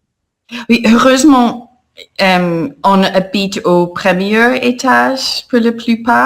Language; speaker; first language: French; non-native, fluent; English